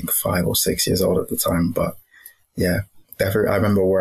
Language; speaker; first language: English; native; English